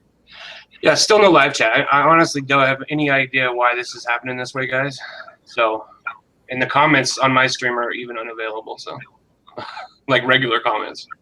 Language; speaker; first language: English; native; English